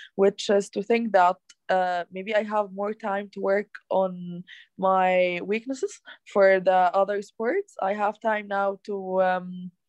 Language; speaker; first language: English; non-native, fluent; Arabic